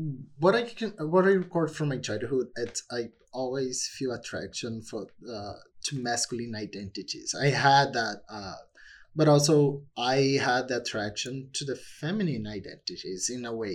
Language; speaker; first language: English; non-native, fluent; Portuguese